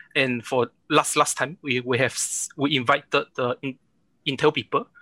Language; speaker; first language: English; non-native, local second language; Chinese